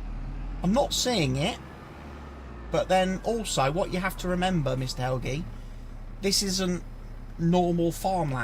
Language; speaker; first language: English; native; English